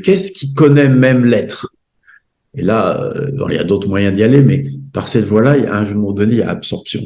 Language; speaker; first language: French; native; French